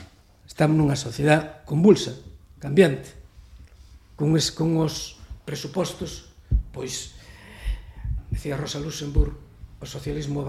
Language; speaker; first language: Galician; native; Galician